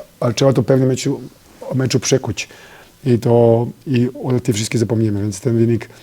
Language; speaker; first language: Polish; non-native, fluent; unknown